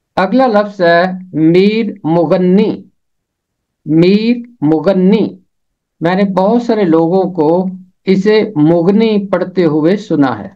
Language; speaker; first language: Urdu; native; Urdu